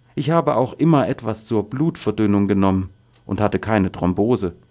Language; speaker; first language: German; non-native, fluent; Arabic